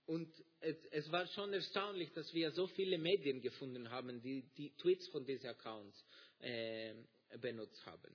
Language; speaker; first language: German; non-native, fluent; Greek